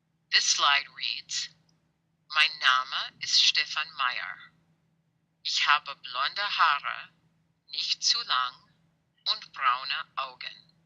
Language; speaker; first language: German; non-native, fluent; English